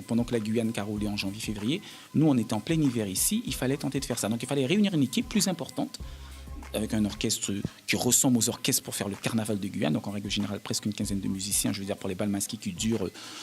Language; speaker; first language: French; native; French